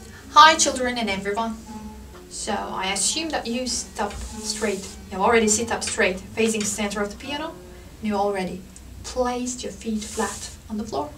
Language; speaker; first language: English; non-native, fluent; Turkish